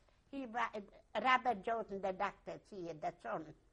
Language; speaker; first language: English; non-native, learner; Yiddish